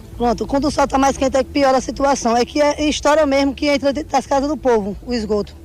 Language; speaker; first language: Portuguese; native; Portuguese